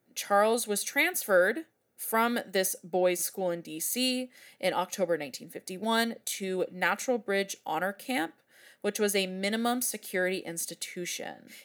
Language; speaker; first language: English; native; English